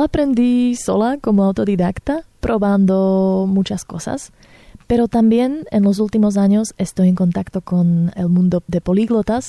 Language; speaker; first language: Spanish; non-native, fluent; Slovak